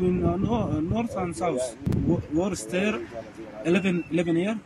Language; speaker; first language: English; non-native, learner; Arabic